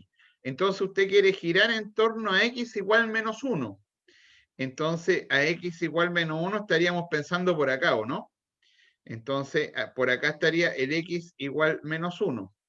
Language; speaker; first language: Spanish; native; Spanish